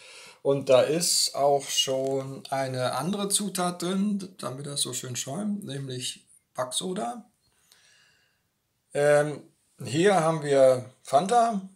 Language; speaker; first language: German; native; German